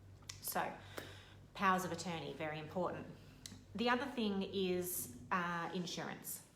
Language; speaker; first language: English; native; English